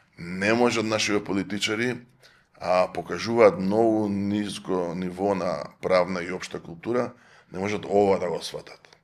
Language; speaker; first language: Macedonian; native; Macedonian